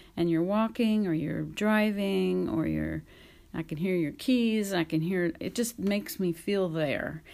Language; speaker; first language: English; native; English